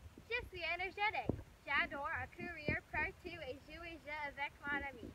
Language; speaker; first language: French; non-native, learner; English